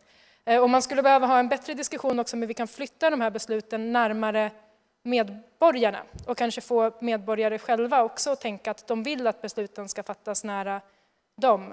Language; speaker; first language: Swedish; native; Swedish